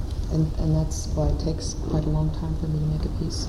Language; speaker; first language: English; native; English